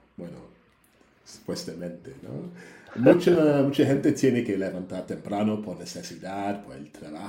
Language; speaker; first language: Spanish; non-native, fluent; English